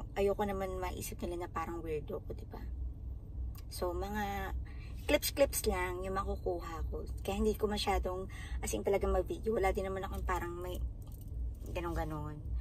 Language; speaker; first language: Filipino; native; Filipino